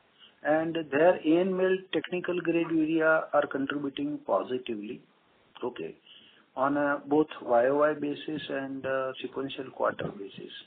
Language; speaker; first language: English; non-native, local second language; Gujarati